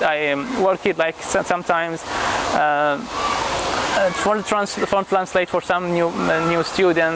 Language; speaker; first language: English; non-native, fluent; Arabic